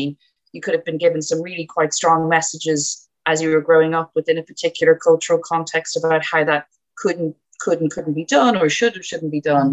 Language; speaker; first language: English; native; English